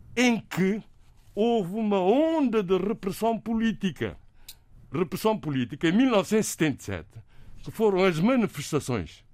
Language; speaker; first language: Portuguese; non-native, local second language; Kabuverdianu